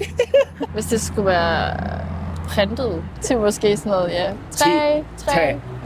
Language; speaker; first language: Danish; native; Danish